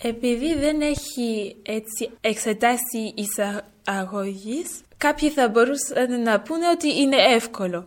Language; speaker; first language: Greek; early bilingual, heritage; French